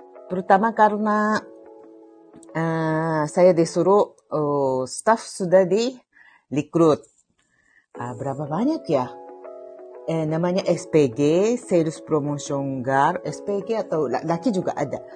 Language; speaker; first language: Indonesian; non-native, fluent; Japanese